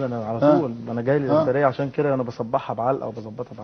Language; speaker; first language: Arabic; native; Arabic